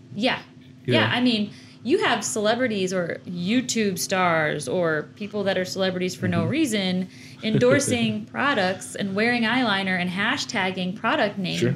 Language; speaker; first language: English; native; English